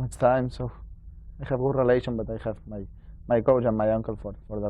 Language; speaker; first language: English; non-native, learner; Spanish